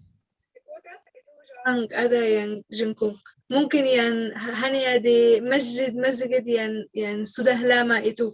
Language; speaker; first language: Indonesian; non-native, learner; Arabic